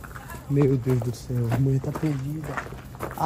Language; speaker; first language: Portuguese; native; Portuguese